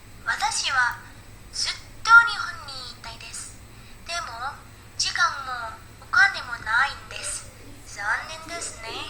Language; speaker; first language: Japanese; non-native, learner; Indonesian